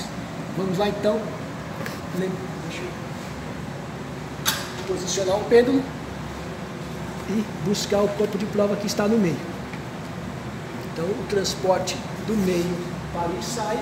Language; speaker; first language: Portuguese; native; Portuguese